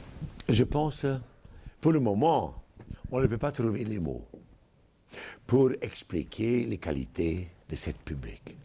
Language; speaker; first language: French; non-native, fluent; German